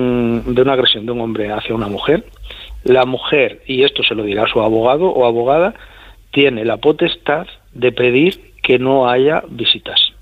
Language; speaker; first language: Spanish; native; Spanish